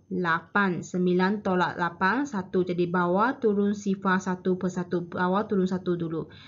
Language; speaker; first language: Malay; native; Malay